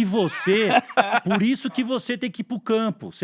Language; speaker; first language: Portuguese; native; Portuguese